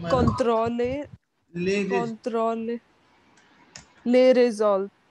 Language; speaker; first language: French; non-native, learner; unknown